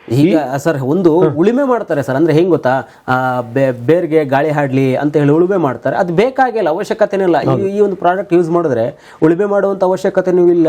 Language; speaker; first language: Kannada; native; Kannada